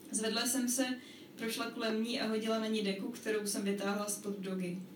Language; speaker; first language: Czech; native; Czech